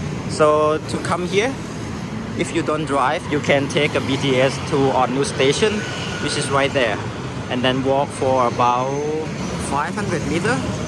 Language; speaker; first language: English; non-native, fluent; Thai